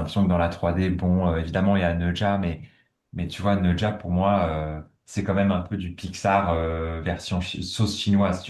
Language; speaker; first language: French; native; French